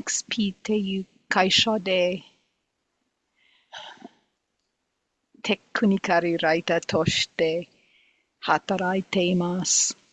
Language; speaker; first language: Japanese; non-native, learner; English